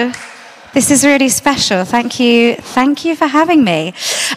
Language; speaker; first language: English; native; English